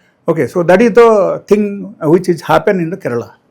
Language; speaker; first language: English; non-native, local second language; Telugu